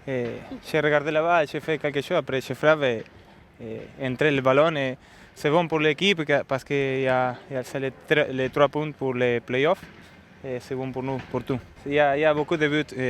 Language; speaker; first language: French; non-native, learner; Spanish